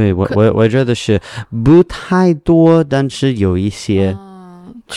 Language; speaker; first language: Chinese; non-native, learner; English